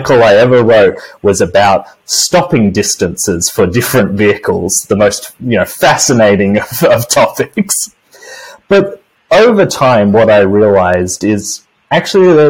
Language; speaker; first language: English; native; English